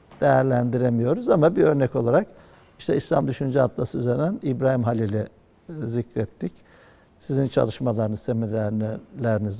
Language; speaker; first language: Turkish; native; Turkish